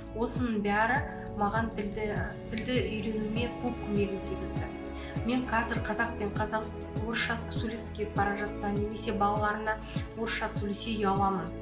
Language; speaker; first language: Kazakh; non-native, local second language; Russian